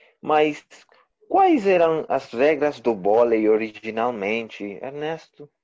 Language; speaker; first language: Portuguese; non-native, learner; Spanish